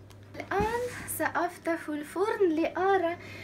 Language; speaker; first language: Arabic; non-native, fluent; Ukrainian